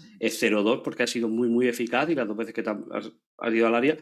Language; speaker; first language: Spanish; native; Spanish